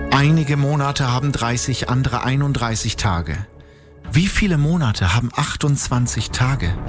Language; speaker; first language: German; native; German